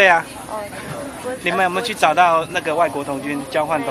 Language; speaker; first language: Chinese; native; Chinese